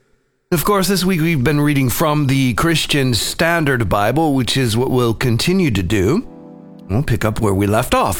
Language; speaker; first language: English; native; English